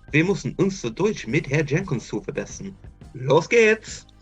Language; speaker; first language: German; non-native, fluent; English